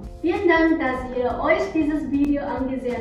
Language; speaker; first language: German; non-native, learner; Chinese